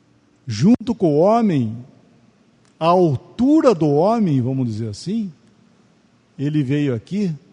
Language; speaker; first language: Portuguese; native; Portuguese